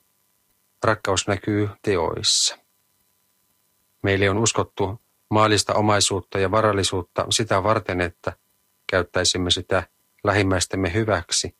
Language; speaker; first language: Finnish; native; Finnish